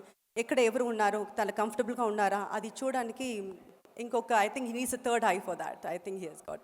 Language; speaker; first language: Telugu; non-native, fluent; Tamil